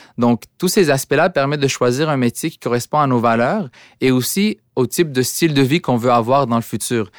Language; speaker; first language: French; early bilingual, other home language; Arabic